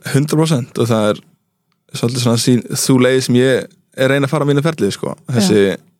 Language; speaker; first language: Icelandic; early bilingual, heritage; Icelandic